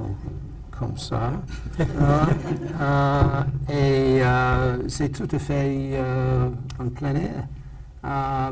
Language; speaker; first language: French; non-native, fluent; English